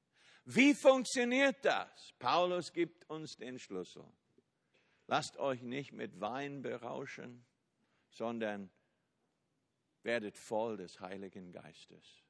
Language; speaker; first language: German; non-native, fluent; English